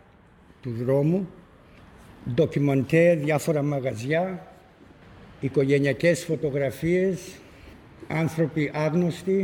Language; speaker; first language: Greek; early bilingual, other home language; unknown